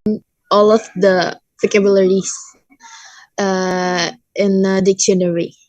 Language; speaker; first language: English; non-native, learner; Indonesian